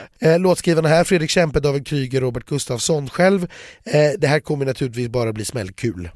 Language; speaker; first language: Swedish; native; Swedish